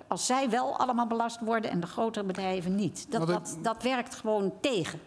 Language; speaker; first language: Dutch; native; Dutch